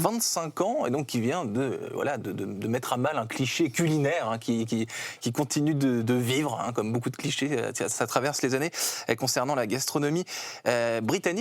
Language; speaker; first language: French; native; French